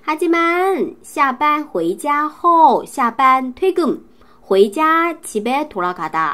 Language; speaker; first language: Korean; non-native, fluent; Chinese